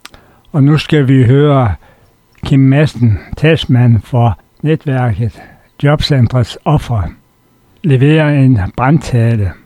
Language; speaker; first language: Danish; native; Danish